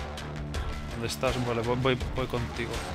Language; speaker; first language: Spanish; native; Spanish